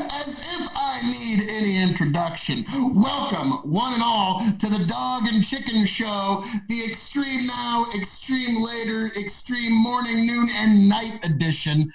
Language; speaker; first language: English; native; English